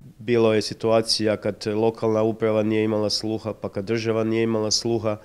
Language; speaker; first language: Croatian; native; Croatian